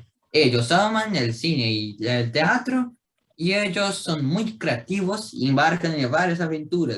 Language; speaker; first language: Spanish; non-native, learner; Portuguese